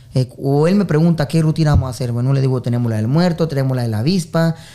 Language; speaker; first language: Spanish; native; Spanish